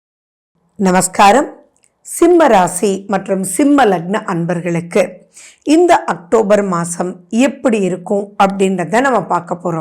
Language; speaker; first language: Tamil; native; Tamil